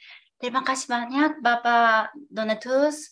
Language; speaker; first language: Indonesian; non-native, fluent; Japanese